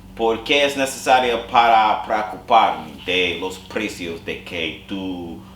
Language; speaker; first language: Spanish; non-native, learner; English